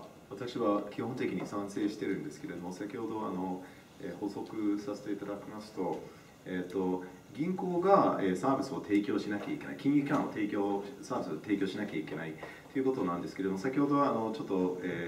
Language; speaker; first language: Japanese; non-native, fluent; English